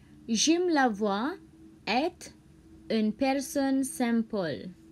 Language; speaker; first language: French; non-native, learner; Cebuano